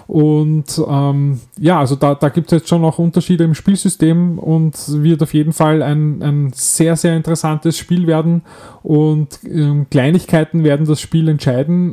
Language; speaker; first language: German; native; German